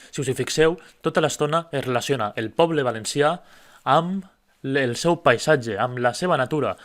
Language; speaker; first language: Catalan; native; Catalan